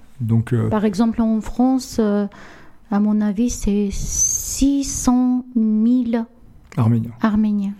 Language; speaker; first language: French; non-native, learner; Armenian